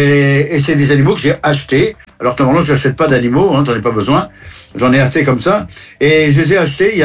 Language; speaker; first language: French; native; French